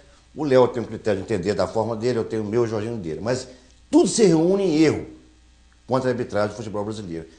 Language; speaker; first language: Portuguese; native; Portuguese